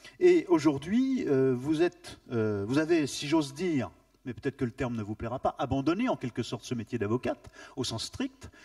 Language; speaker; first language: French; native; French